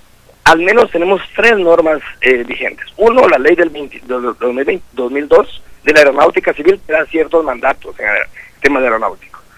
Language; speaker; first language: Spanish; native; Spanish